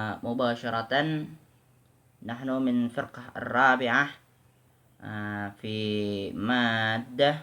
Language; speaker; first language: Arabic; non-native, learner; Indonesian